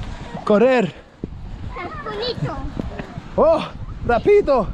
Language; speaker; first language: Spanish; non-native, learner; English